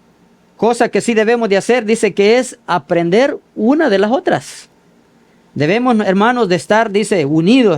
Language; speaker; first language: Spanish; native; Spanish